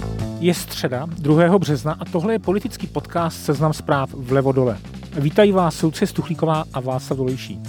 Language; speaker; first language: Czech; native; Czech